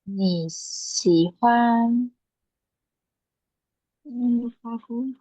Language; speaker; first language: Chinese; non-native, learner; Indonesian